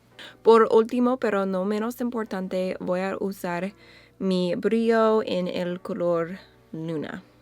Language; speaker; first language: Spanish; non-native, learner; English